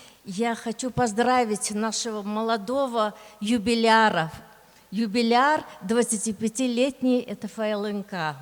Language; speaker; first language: Russian; non-native, local second language; Lezghian